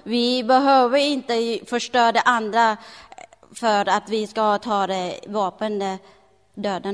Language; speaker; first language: Swedish; non-native, learner; Thai